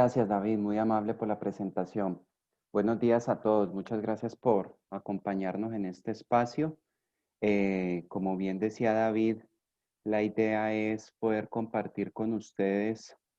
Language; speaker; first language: Spanish; native; Spanish